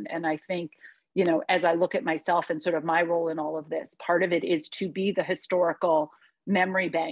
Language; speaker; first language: English; early bilingual, other home language; Hungarian